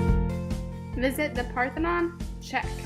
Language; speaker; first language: English; native; English